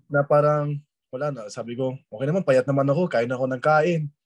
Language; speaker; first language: Filipino; early bilingual, other home language; German